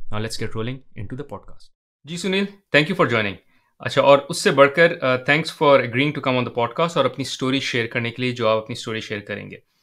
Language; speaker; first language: Urdu; native; Urdu